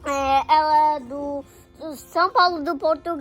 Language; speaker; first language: Portuguese; early bilingual, heritage; Portuguese